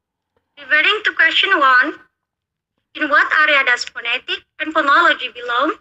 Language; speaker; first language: English; non-native, learner; Indonesian